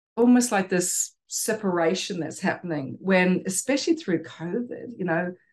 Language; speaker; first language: English; native; English